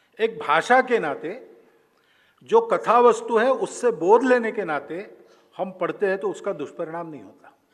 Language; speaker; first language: Hindi; non-native, local second language; Marathi